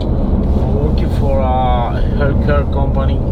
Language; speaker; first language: English; non-native, learner; Spanish